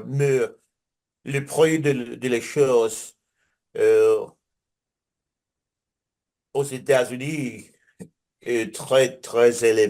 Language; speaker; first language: French; non-native, learner; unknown